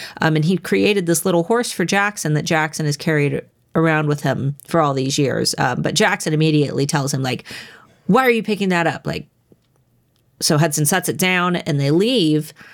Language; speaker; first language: English; native; English